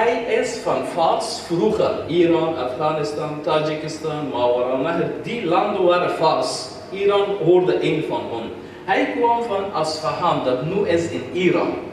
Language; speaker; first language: Dutch; non-native, fluent; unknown